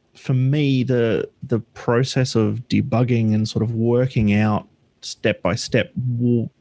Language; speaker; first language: English; native; English